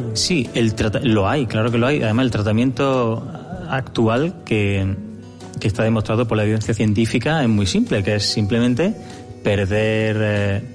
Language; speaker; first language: Spanish; native; Spanish